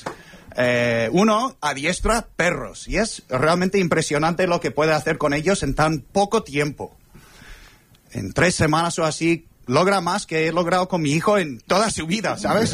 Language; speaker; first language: Spanish; non-native, fluent; English